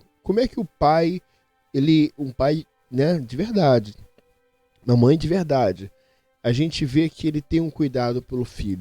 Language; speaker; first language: Portuguese; native; Portuguese